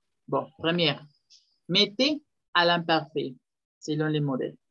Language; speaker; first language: French; non-native, fluent; Spanish